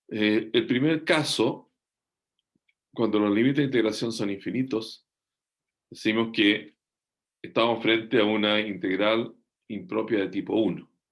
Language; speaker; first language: Spanish; native; Spanish